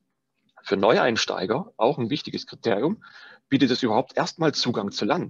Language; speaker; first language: German; native; German